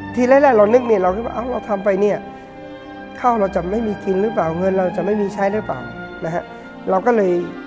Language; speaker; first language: Thai; non-native, local second language; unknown